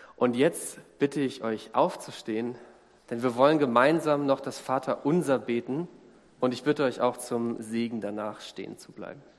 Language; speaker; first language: German; native; German